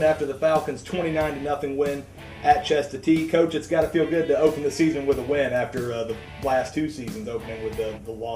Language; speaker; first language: English; native; English